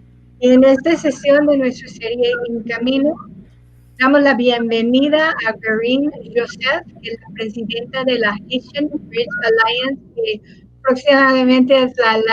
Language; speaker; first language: Spanish; non-native, fluent; English